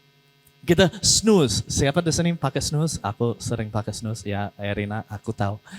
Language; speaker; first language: Indonesian; non-native, learner; English